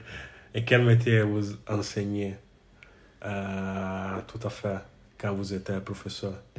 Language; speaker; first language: French; non-native, learner; English